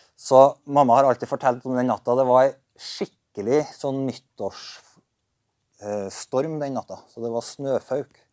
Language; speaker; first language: Norwegian; native; Norwegian